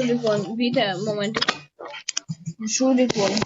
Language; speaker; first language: German; non-native, learner; Ukrainian